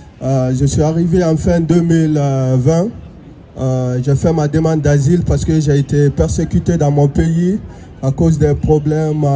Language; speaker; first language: French; non-native, fluent; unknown